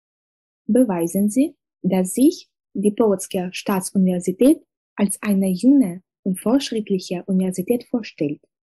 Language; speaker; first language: German; non-native, fluent; Russian